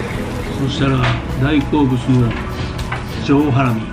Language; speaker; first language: Japanese; native; Japanese